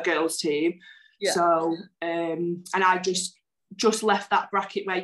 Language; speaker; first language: English; native; English